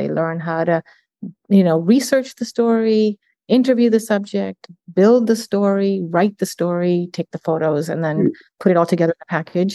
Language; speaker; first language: English; early bilingual, other home language; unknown